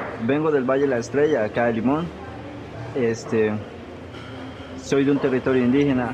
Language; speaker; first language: Spanish; non-native, local second language; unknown